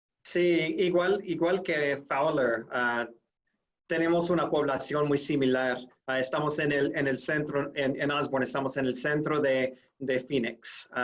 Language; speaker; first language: Spanish; non-native, fluent; English